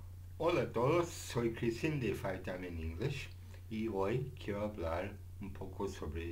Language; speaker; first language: Spanish; non-native, fluent; English